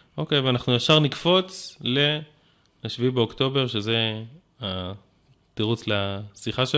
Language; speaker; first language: Hebrew; native; Hebrew